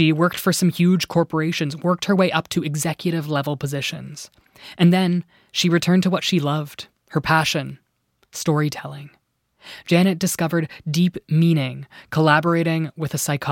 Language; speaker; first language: English; native; English